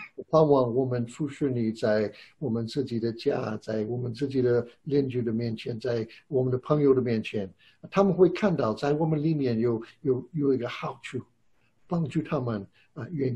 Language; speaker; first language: Chinese; non-native, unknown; English